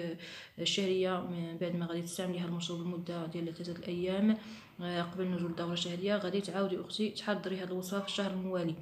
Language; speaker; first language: Arabic; native; Arabic